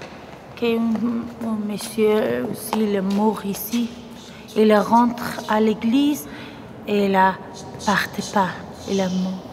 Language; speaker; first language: French; non-native, learner; Persian